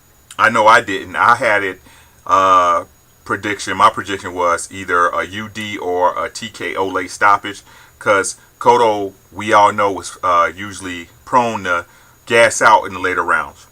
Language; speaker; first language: English; native; English